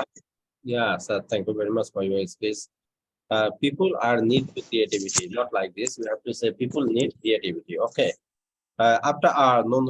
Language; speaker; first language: English; non-native, fluent; Bangla